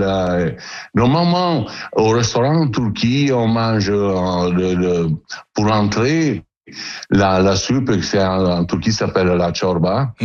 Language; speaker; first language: French; non-native, learner; Italian